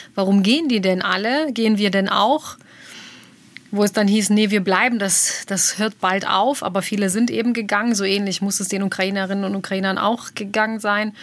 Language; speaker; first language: German; early bilingual, other home language; Bosnian